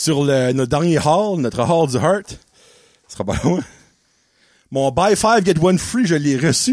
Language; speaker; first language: French; native; French